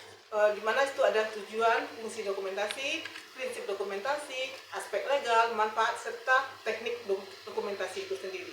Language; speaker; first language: Indonesian; native; Indonesian